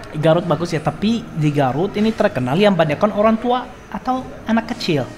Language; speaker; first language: Indonesian; non-native, learner; Arabic